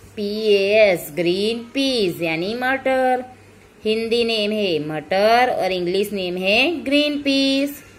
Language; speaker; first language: Hindi; non-native, local second language; Gujarati